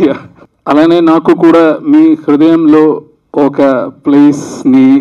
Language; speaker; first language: Telugu; non-native, learner; Malayalam